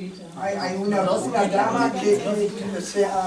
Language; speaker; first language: Spanish; non-native, learner; German